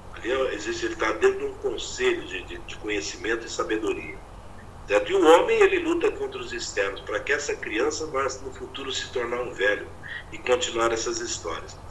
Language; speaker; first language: Portuguese; native; Portuguese